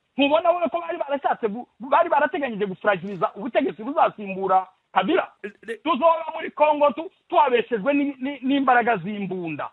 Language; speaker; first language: Kinyarwanda; native; Kinyarwanda